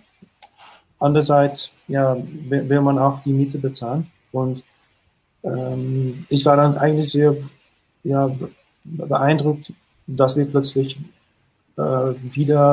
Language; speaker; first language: German; non-native, fluent; Dutch